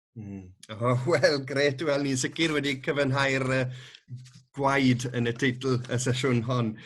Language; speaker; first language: Welsh; native; Welsh